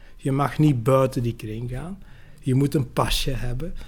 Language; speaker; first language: Dutch; early bilingual, other home language; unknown